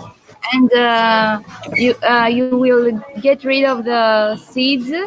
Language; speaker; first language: English; non-native, fluent; Greek